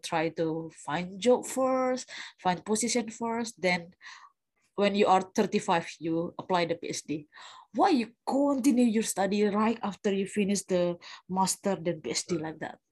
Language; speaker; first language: English; non-native, fluent; Indonesian